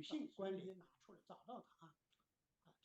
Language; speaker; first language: Chinese; native; Chinese